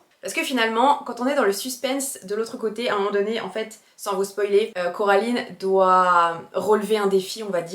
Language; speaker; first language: French; native; French